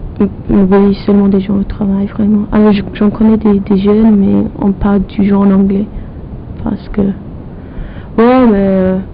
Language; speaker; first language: French; non-native, fluent; English